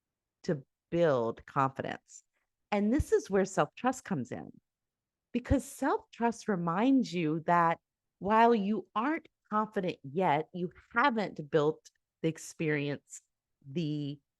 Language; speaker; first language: English; native; English